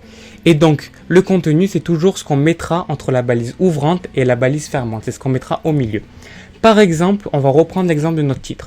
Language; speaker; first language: French; native; French